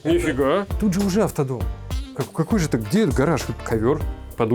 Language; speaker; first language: Russian; native; Russian